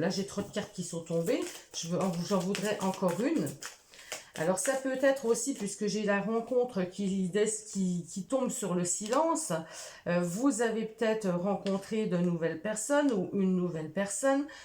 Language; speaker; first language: French; native; French